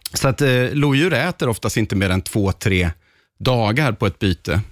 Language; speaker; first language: Swedish; native; Swedish